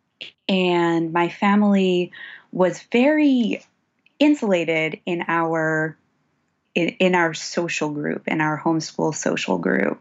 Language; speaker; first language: English; native; English